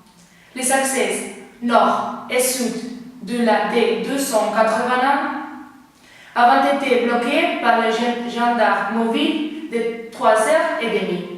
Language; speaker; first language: French; non-native, learner; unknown